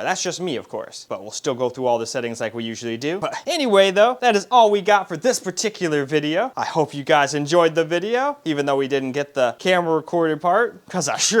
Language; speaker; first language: English; native; English